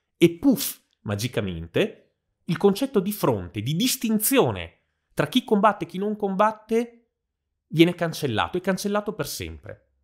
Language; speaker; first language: Italian; native; Italian